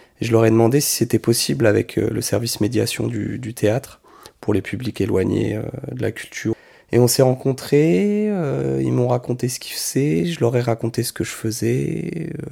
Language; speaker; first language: French; native; French